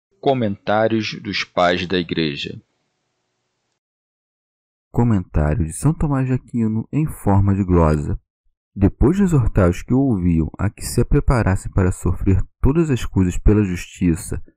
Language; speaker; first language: Portuguese; native; Portuguese